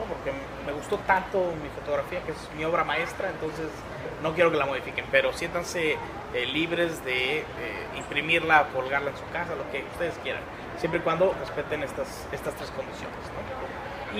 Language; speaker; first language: Spanish; native; Spanish